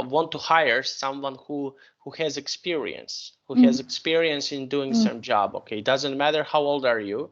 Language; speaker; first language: English; non-native, fluent; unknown